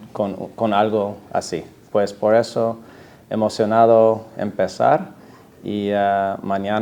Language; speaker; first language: Spanish; non-native, fluent; English